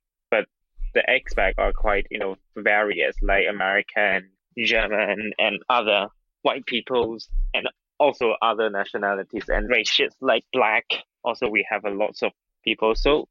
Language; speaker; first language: English; non-native, local second language; Cantonese